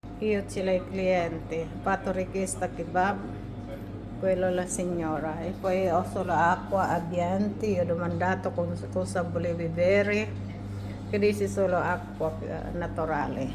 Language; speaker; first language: Italian; non-native, learner; Filipino